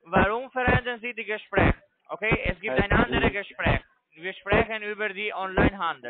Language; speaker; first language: German; non-native, learner; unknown